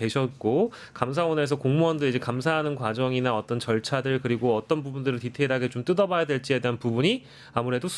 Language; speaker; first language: Korean; native; Korean